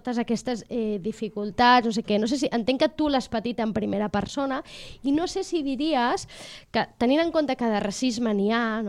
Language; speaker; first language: Catalan; native; Catalan